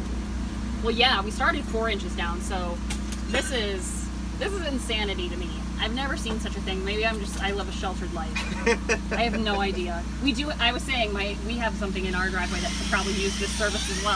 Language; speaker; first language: English; native; English